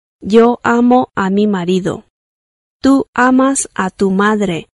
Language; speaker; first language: Spanish; non-native, fluent; Chinese